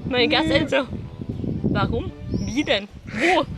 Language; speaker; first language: German; non-native, fluent; Swedish